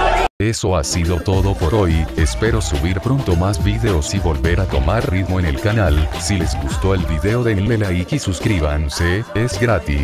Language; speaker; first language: Spanish; native; Spanish